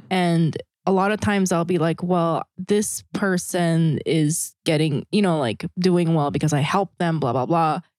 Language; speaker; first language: English; non-native, fluent; Korean